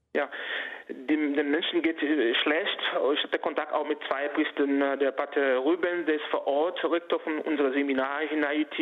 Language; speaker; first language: German; non-native, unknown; Haitian Creole